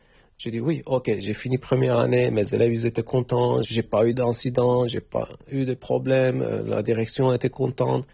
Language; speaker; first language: French; non-native, fluent; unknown